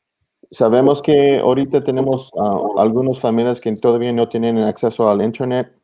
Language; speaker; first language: Spanish; early bilingual, heritage; English